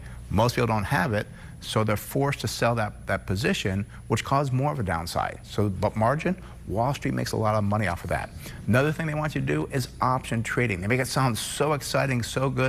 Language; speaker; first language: English; native; English